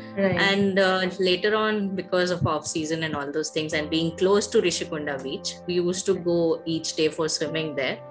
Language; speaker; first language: English; non-native, local second language; Hindi